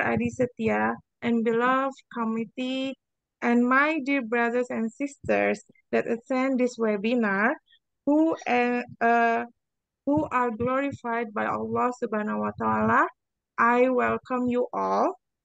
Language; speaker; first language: English; non-native, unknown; Indonesian